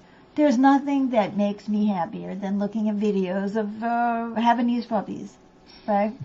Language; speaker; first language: English; native; English